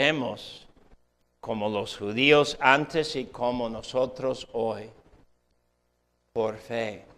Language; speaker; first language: Spanish; non-native, fluent; English